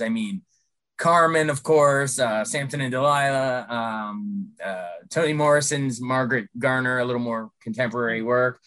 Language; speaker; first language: English; native; English